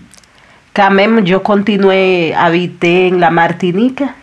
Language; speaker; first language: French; non-native, learner; Spanish